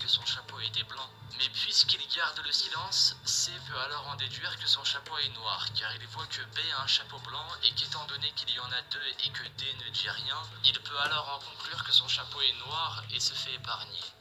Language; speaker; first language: French; native; French